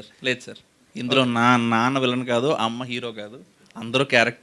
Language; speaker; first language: Telugu; native; Telugu